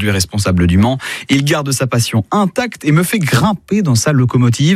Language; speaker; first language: French; native; French